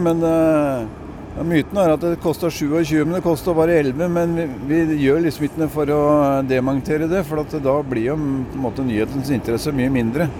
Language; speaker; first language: Norwegian; native; Norwegian